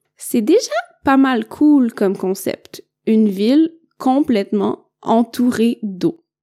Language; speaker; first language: French; native; French